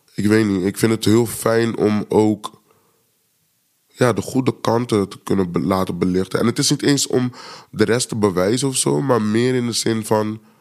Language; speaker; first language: Dutch; early bilingual, other home language; Papiamento